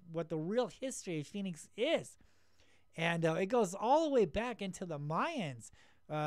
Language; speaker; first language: English; native; English